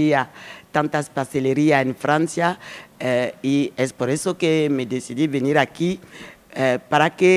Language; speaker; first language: Spanish; non-native, learner; French